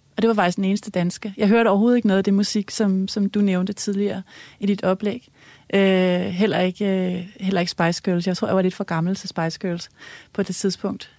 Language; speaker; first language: Danish; native; Danish